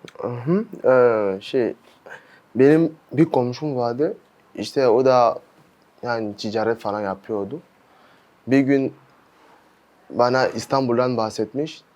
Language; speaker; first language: Turkish; non-native, fluent; French